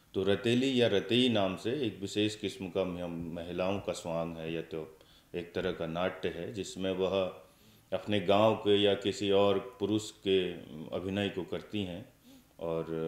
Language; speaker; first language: Hindi; native; Hindi